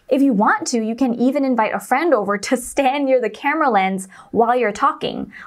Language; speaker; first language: English; non-native, local second language; Chinese